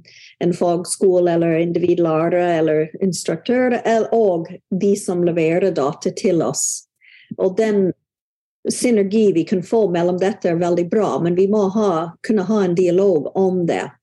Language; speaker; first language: Norwegian; non-native, fluent; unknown